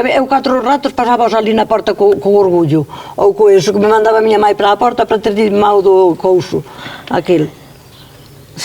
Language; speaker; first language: Galician; native; Galician